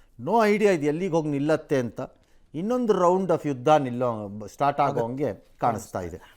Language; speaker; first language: Kannada; native; Kannada